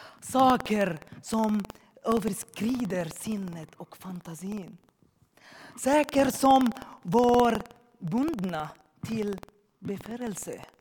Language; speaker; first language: Swedish; non-native, learner; Arabic